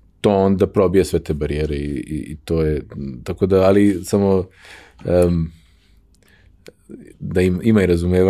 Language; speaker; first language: Serbian; native; Serbian